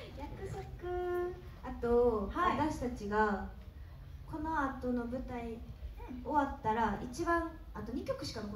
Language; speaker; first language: Japanese; native; Japanese